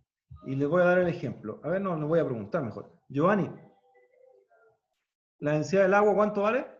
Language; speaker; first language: Spanish; native; Spanish